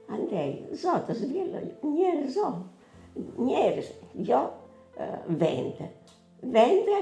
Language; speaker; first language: Albanian; non-native, learner; Italian